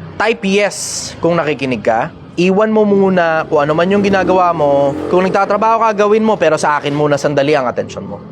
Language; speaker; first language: Filipino; native; Filipino